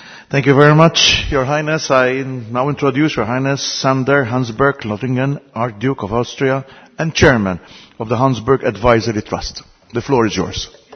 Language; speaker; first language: English; non-native, fluent; Maltese